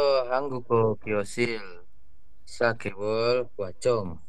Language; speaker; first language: Korean; non-native, learner; Indonesian